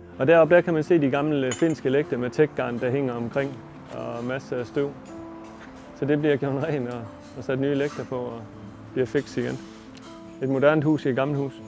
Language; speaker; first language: Danish; native; Danish